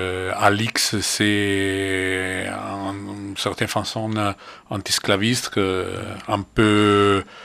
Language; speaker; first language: French; non-native, fluent; Italian